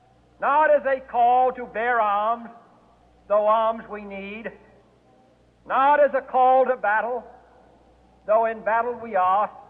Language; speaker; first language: English; native; English